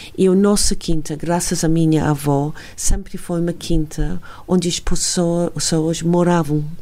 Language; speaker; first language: Portuguese; non-native, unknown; English